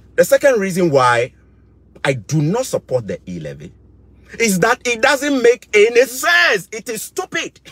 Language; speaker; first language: English; non-native, local second language; Akan